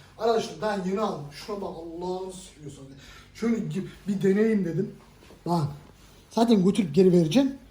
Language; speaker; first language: Turkish; early bilingual, heritage; Turkish